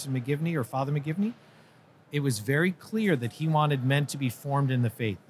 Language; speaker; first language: English; native; English